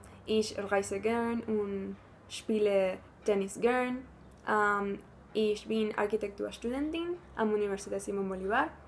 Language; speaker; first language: German; non-native, learner; Spanish